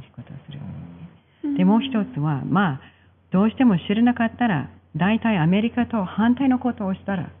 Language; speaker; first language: Japanese; non-native, fluent; English